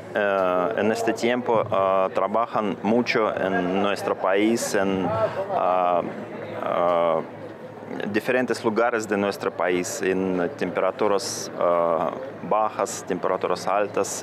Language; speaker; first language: Spanish; non-native, learner; Russian